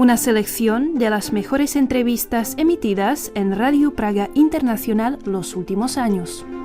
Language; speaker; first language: Spanish; native; Spanish